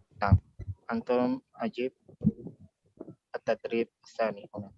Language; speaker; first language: Arabic; non-native, learner; Indonesian